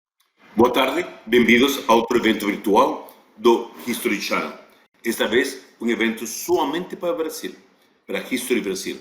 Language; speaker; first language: Portuguese; non-native, fluent; Spanish